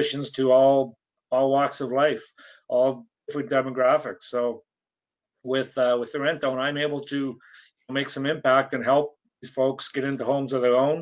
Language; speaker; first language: English; native; English